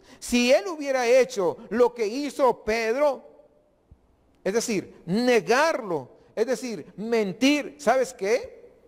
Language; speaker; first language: Spanish; native; Spanish